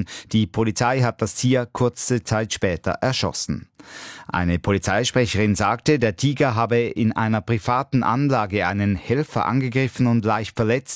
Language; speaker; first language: German; native; German